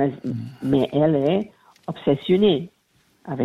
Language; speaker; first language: French; non-native, learner; Portuguese